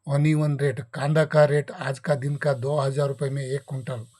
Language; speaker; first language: Hindi; non-native, local second language; Kannada